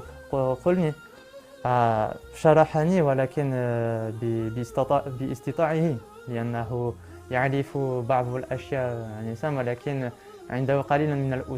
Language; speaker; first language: Arabic; non-native, learner; French